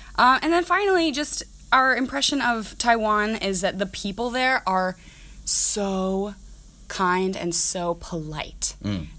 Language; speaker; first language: English; native; English